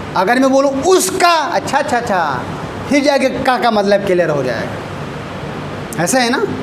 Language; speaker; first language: Urdu; native; Urdu